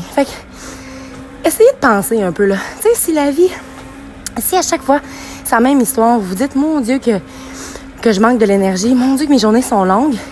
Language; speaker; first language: French; native; French